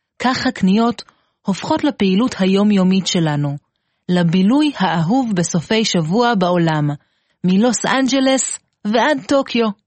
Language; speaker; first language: Hebrew; native; Hebrew